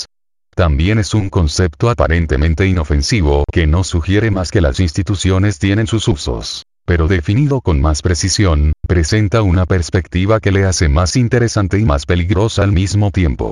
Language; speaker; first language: Spanish; native; Spanish